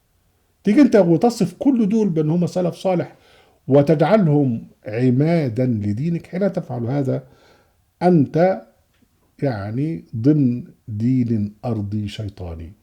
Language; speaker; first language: Arabic; native; Arabic